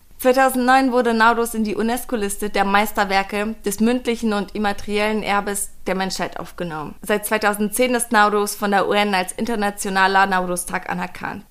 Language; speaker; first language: German; early bilingual, other home language; Persian